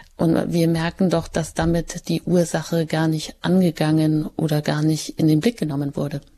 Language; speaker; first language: German; native; German